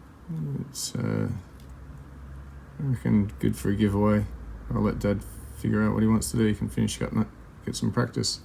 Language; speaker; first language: English; native; English